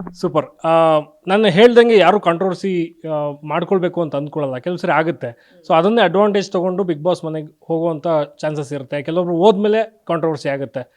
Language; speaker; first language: Kannada; native; Kannada